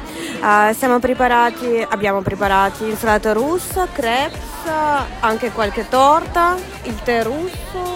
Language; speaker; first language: Italian; non-native, learner; Russian